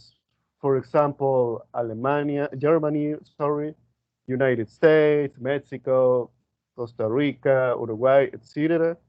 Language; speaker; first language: English; non-native, learner; Spanish